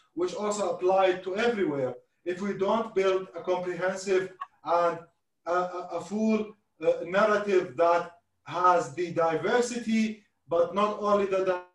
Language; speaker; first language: English; non-native, fluent; Arabic